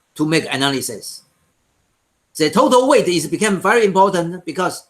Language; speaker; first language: English; non-native, learner; Chinese